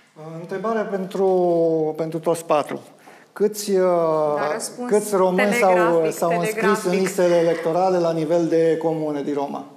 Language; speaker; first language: Romanian; native; Romanian